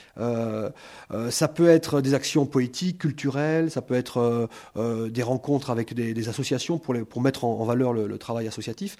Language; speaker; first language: French; native; French